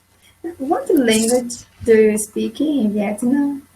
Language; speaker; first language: English; non-native, learner; Portuguese